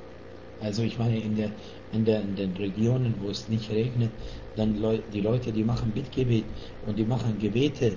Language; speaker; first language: German; non-native, fluent; Arabic